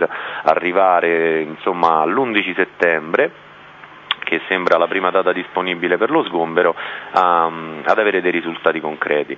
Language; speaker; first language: Italian; native; Italian